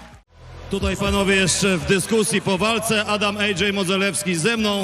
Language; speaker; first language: Polish; native; Polish